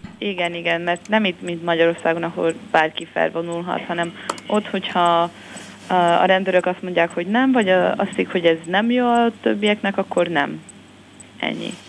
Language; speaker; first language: Hungarian; non-native, fluent; Spanish